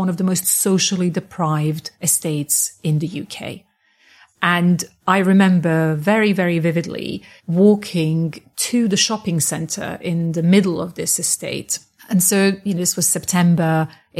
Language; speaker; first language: English; non-native, fluent; Bosnian